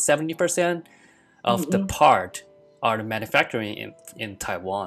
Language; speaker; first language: English; non-native, fluent; Chinese